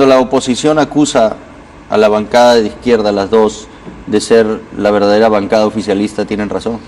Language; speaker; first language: Spanish; native; Spanish